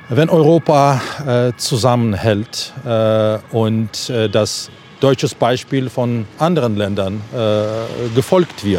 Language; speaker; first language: German; non-native, fluent; Ukrainian